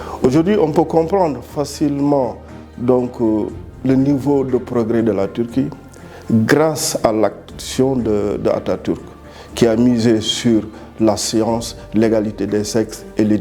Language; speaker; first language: French; non-native, local second language; Wolof